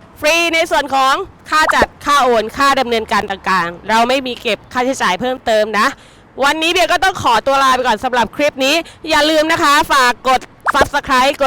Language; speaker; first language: Thai; native; Thai